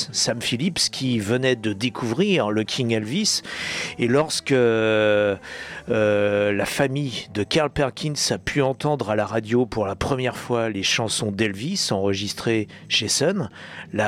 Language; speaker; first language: French; native; French